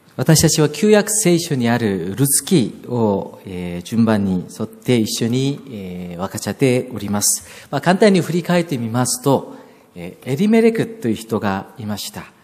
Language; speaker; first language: Japanese; non-native, fluent; Korean